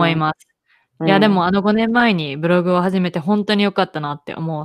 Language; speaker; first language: Japanese; native; Japanese